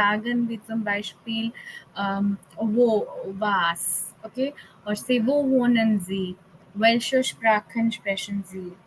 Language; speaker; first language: German; non-native, fluent; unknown